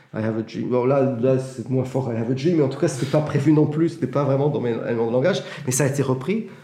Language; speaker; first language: French; early bilingual, heritage; French